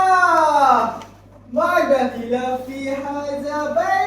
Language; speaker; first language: Arabic; non-native, learner; Malay